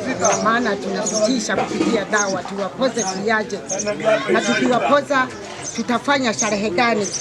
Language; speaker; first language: Swahili; non-native, local second language; Sukuma